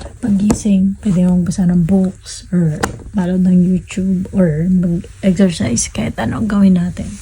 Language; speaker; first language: Filipino; native; Filipino